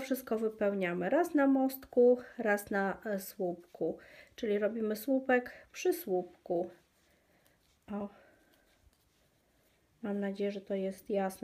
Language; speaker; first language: Polish; native; Polish